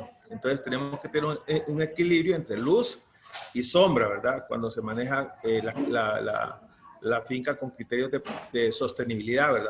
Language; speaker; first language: Spanish; native; Spanish